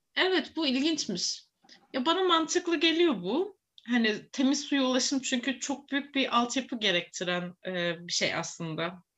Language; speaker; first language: Turkish; native; Turkish